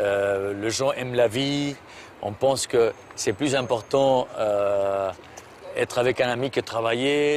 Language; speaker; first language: French; non-native, fluent; Spanish